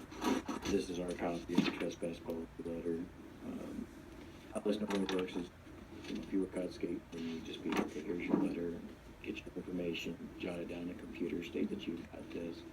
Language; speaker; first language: English; native; English